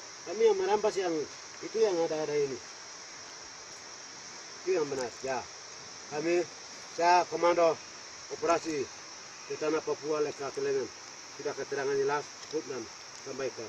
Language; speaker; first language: Indonesian; non-native, local second language; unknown